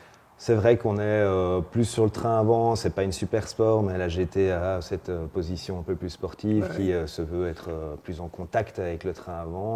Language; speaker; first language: French; native; French